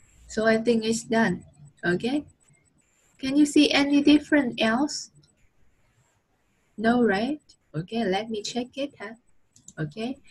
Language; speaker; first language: English; non-native, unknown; Vietnamese